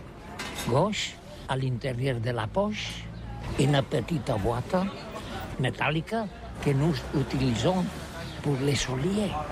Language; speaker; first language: French; non-native, learner; Catalan